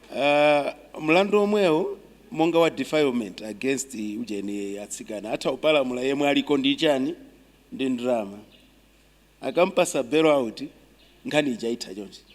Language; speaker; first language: Nyanja; non-native, local second language; Tumbuka